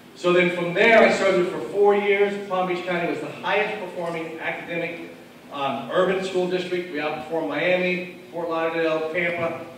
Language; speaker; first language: English; native; English